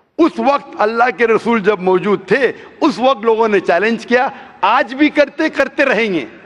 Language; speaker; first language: Hindi; non-native, local second language; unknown